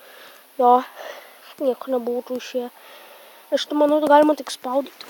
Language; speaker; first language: Lithuanian; native; Lithuanian